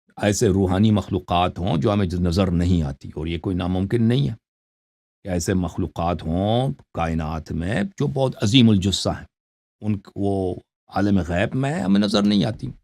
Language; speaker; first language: Urdu; non-native, fluent; Persian